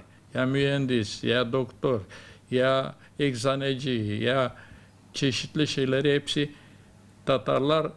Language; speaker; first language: Turkish; early bilingual, heritage; Crimean Tatar